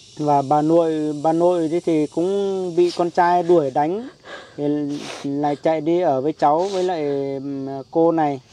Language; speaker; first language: Vietnamese; non-native, local second language; Iu Mien